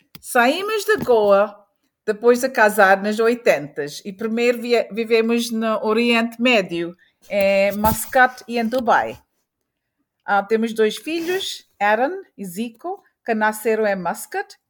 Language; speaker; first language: Portuguese; early bilingual, heritage; Portuguese